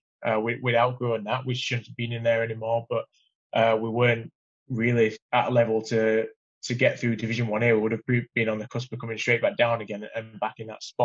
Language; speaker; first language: English; native; English